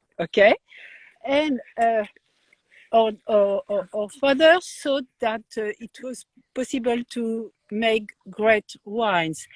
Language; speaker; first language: English; non-native, learner; French